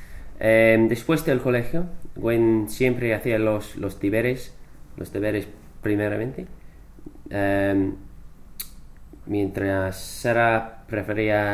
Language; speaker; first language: Spanish; non-native, fluent; English